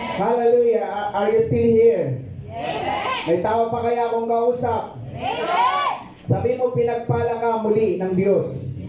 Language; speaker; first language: Filipino; non-native, local second language; Pampanga